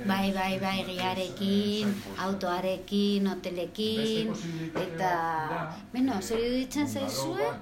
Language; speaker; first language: Basque; non-native, learner; Spanish